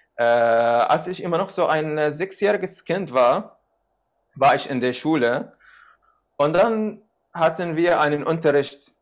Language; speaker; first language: German; non-native, fluent; Arabic